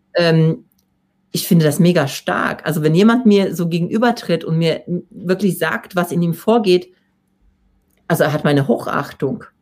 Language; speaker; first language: German; non-native, fluent; Polish